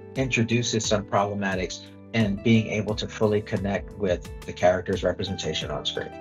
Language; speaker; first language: English; native; English